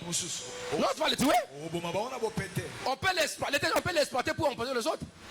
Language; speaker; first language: French; non-native, local second language; Lingala